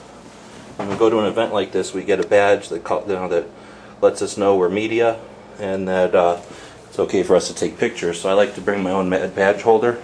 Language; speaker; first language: English; native; English